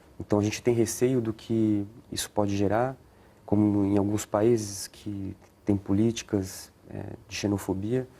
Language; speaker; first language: Portuguese; native; Portuguese